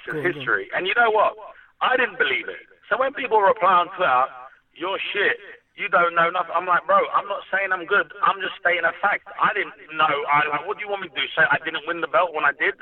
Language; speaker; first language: English; native; English